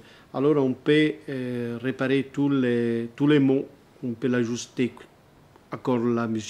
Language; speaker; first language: French; non-native, learner; Italian